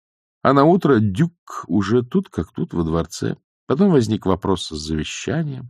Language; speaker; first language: Russian; native; Russian